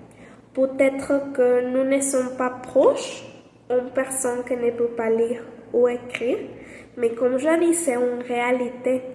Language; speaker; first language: French; non-native, learner; Spanish